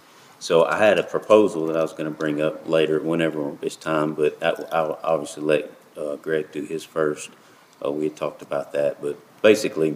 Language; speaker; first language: English; native; English